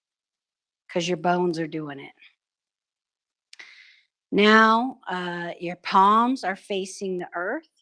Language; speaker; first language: English; native; English